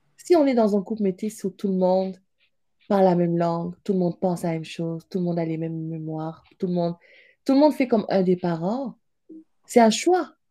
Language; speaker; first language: French; non-native, local second language; Wolof